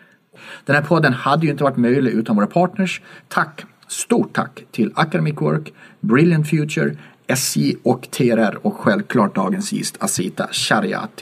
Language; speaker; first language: Swedish; native; Swedish